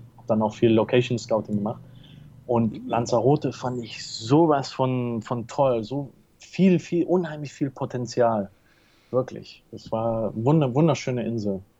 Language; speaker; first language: German; early bilingual, heritage; Spanish